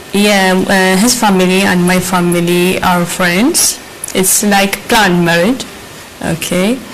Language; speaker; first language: English; non-native, learner; Arabic